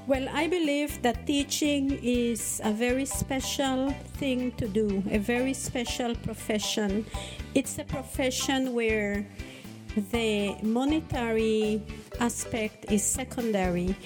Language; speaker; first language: English; non-native, local second language; Spanish